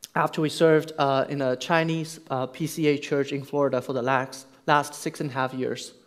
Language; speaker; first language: English; non-native, fluent; Chinese